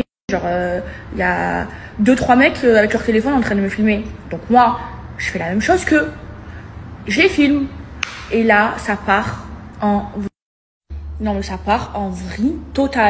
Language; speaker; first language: French; native; French